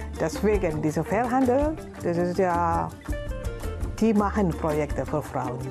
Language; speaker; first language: German; non-native, learner; Indonesian